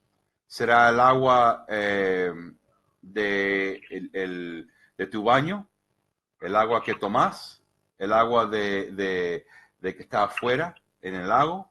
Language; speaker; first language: Spanish; early bilingual, heritage; Spanish